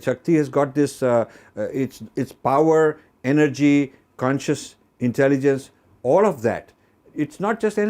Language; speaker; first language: English; non-native, local second language; Hindi